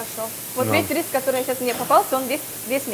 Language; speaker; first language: Russian; native; Russian